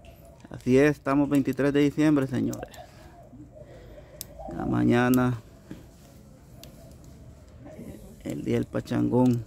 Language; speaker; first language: Spanish; native; Spanish